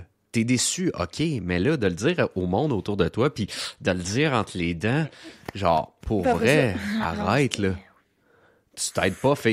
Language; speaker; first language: French; native; French